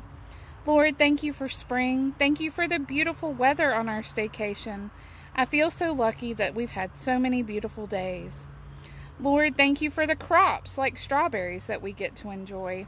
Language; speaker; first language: English; native; English